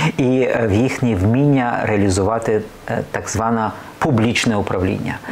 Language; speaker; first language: Ukrainian; native; Ukrainian